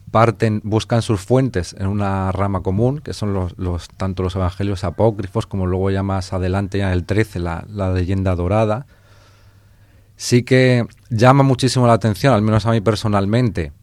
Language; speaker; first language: Spanish; native; Spanish